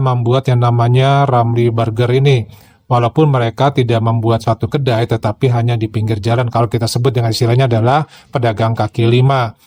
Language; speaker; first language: Indonesian; native; Indonesian